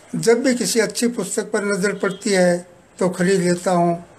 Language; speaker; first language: Hindi; native; Hindi